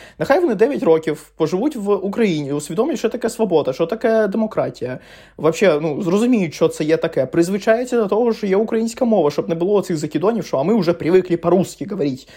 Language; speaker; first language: Ukrainian; non-native, local second language; Russian